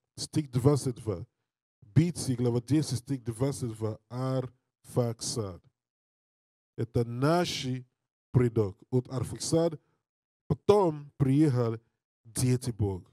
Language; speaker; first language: Russian; non-native, learner; English